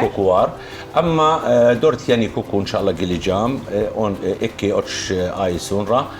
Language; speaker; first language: Turkish; non-native, learner; Arabic